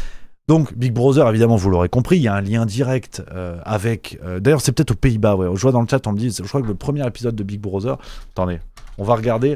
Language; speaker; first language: French; native; French